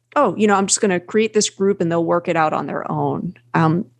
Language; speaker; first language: English; native; English